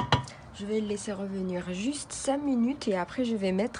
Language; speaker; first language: French; non-native, local second language; Arabic